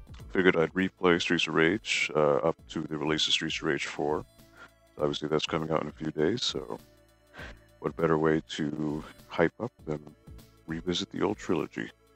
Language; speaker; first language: English; native; English